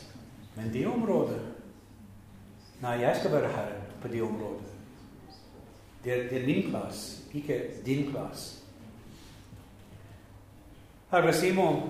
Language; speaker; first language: Norwegian; non-native, fluent; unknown